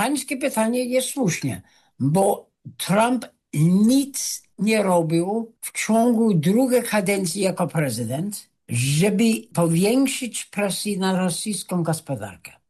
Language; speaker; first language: Polish; non-native, fluent; English